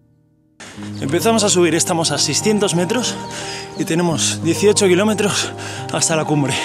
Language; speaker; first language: Spanish; native; Spanish